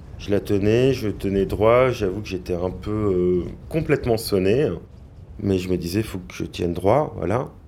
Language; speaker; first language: French; native; French